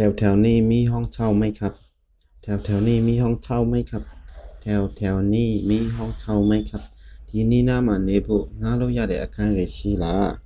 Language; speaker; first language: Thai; non-native, fluent; Burmese